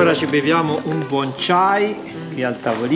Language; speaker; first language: Italian; native; Italian